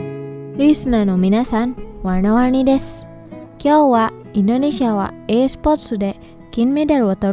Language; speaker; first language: Japanese; non-native, fluent; Indonesian